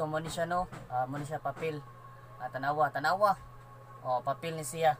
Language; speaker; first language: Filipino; non-native, local second language; Cebuano